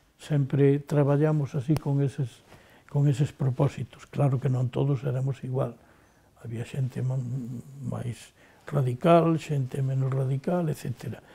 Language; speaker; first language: Galician; native; Galician